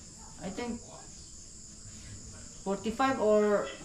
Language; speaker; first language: English; non-native, learner; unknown